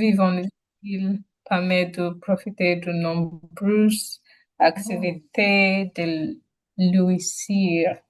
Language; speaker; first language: French; non-native, learner; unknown